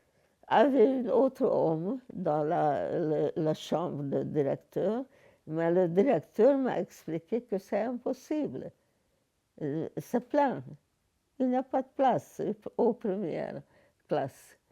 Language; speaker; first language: French; non-native, learner; Hungarian